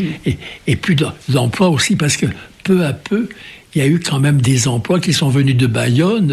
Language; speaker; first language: French; native; French